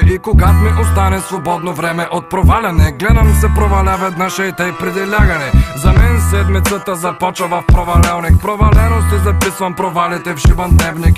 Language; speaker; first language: Bulgarian; native; Bulgarian